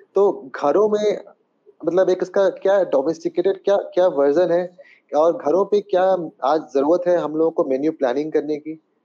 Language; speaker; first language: Hindi; native; Hindi